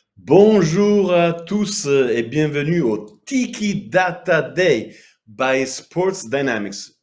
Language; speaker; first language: French; native; French